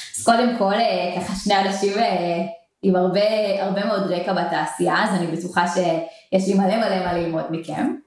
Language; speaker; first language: Hebrew; native; Hebrew